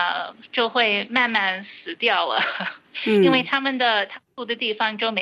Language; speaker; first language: Chinese; early bilingual, heritage; Chinese